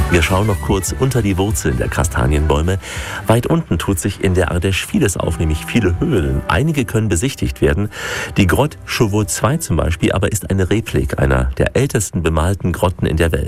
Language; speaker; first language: German; native; German